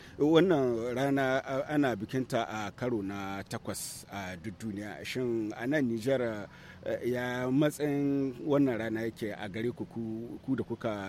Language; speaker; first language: Hausa; native; Hausa